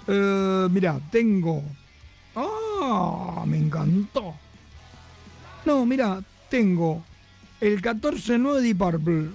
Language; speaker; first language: Spanish; native; Spanish